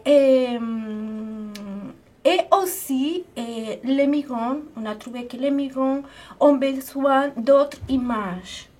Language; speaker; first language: French; non-native, fluent; Spanish